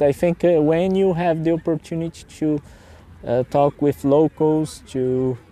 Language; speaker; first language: English; non-native, fluent; Portuguese